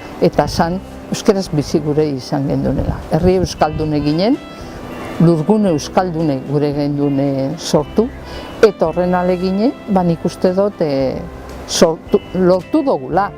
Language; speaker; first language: Basque; native; Basque